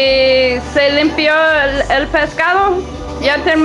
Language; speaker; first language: Spanish; non-native, learner; English